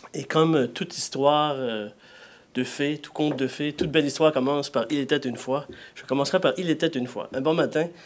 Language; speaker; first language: French; native; French